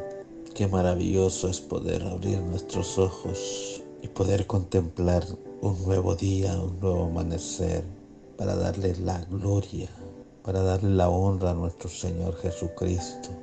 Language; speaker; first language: Spanish; native; Spanish